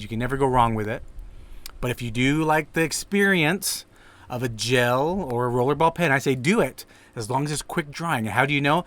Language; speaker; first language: English; native; English